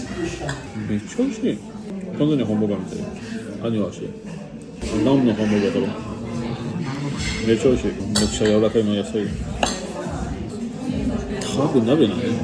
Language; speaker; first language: Japanese; non-native, fluent; French